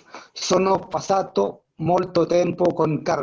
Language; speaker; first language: Italian; non-native, learner; Spanish